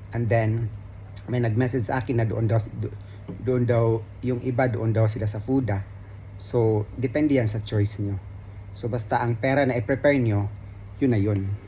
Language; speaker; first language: Filipino; native; Filipino